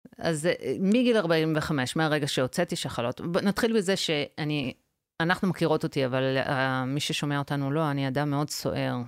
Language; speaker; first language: Hebrew; early bilingual, other home language; English